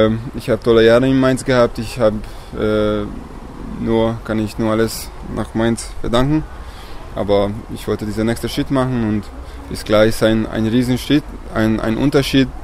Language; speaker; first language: German; non-native, learner; Hungarian